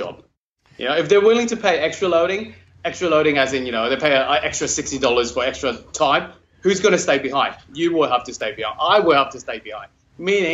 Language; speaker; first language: English; non-native, local second language; Cantonese